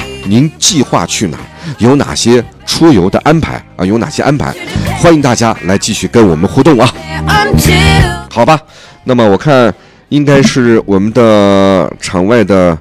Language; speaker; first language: Chinese; native; Chinese